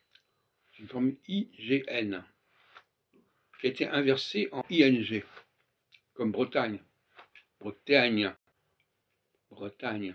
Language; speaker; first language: French; native; French